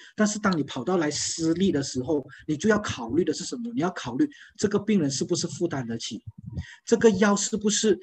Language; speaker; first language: Chinese; native; Chinese